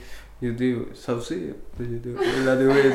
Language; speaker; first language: French; non-native, learner; Punjabi